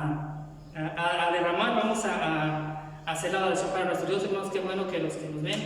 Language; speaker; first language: Spanish; native; Spanish